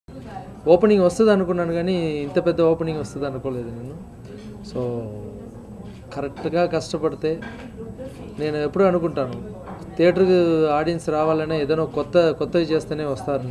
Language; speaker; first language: Telugu; non-native, fluent; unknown